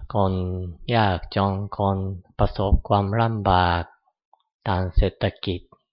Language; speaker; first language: Thai; non-native, fluent; Japanese